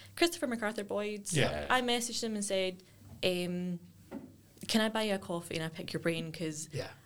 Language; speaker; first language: English; native; English